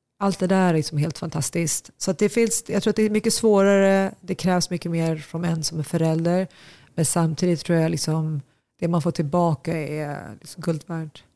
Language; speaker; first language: Swedish; early bilingual, other home language; Tigrinya